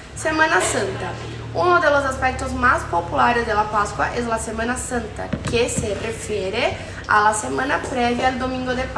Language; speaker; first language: Spanish; non-native, fluent; Portuguese